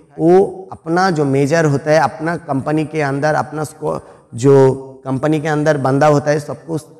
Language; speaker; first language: Hindi; non-native, local second language; Bangla